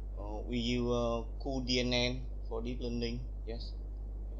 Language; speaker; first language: English; non-native, learner; Vietnamese